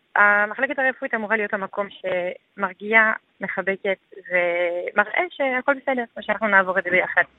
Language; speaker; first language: Hebrew; non-native, fluent; French